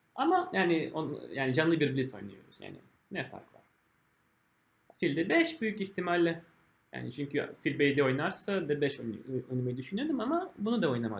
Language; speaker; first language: Turkish; non-native, fluent; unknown